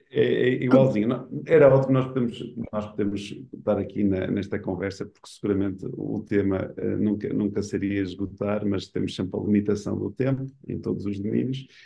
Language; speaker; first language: Portuguese; native; Portuguese